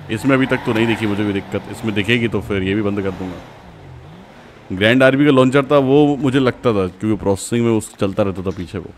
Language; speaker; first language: Hindi; native; Hindi